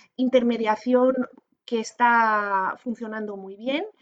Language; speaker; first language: Spanish; native; Spanish